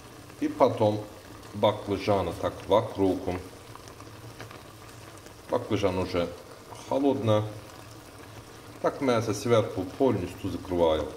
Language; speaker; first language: Russian; non-native, learner; Turkish